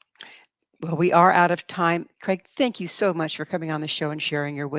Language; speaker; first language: English; native; English